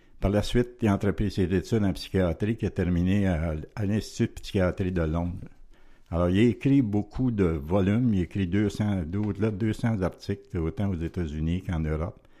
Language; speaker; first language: French; native; French